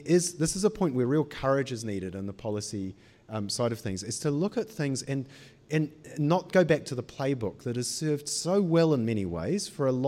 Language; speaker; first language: English; native; English